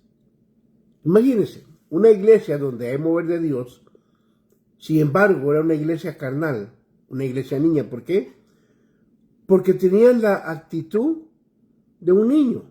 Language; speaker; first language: Spanish; native; Spanish